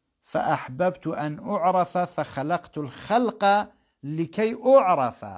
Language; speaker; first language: Arabic; non-native, fluent; Central Kurdish